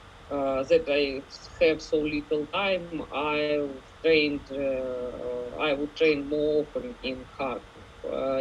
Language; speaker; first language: English; non-native, learner; Ukrainian